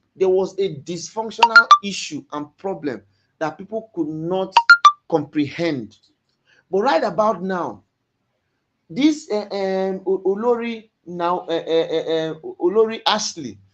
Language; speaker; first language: Nigerian Pidgin; non-native, local second language; Yoruba